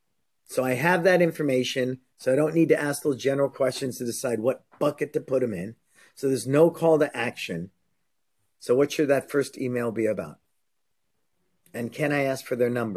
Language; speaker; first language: English; native; English